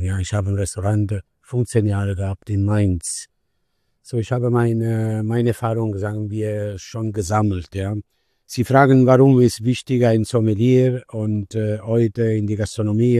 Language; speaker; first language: German; non-native, learner; Italian